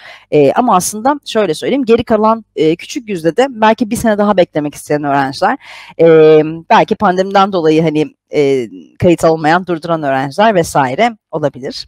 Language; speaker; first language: Turkish; native; Turkish